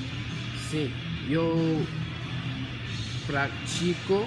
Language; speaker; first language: Portuguese; non-native, learner; English